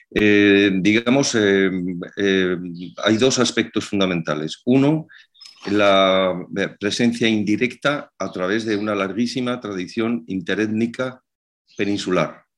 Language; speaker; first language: Spanish; native; Spanish